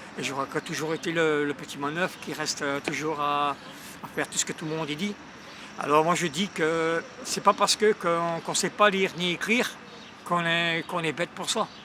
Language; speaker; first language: French; native; French